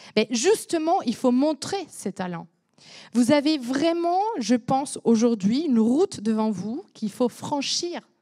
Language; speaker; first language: French; non-native, fluent; Spanish